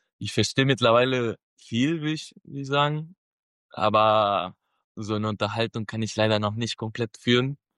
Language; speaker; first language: German; non-native, fluent; Spanish